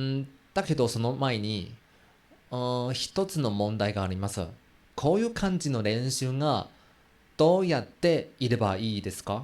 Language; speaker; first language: Japanese; non-native, learner; Chinese